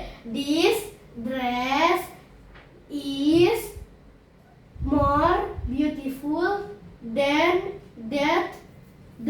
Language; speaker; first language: English; non-native, learner; Indonesian